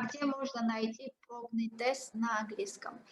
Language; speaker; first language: Russian; non-native, fluent; Georgian